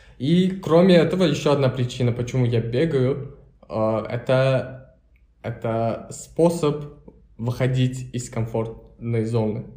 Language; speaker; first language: Russian; non-native, local second language; Uzbek